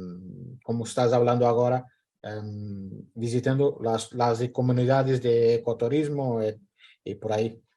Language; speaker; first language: Spanish; non-native, fluent; Portuguese